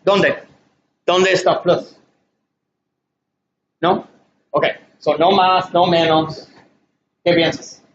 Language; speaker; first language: Spanish; non-native, learner; English